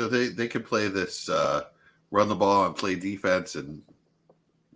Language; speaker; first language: English; native; English